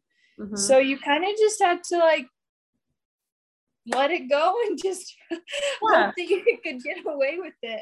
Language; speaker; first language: English; native; English